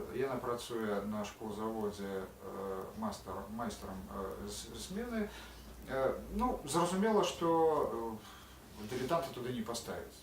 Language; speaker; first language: Belarusian; native; Belarusian